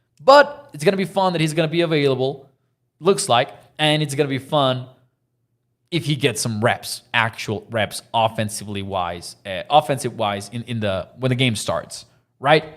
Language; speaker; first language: English; native; English